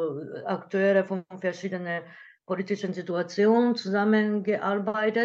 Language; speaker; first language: German; non-native, learner; Japanese